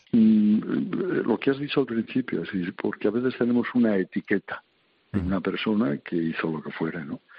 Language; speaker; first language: Spanish; native; Spanish